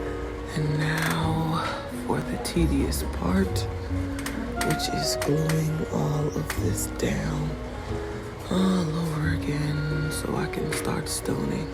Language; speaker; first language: English; native; English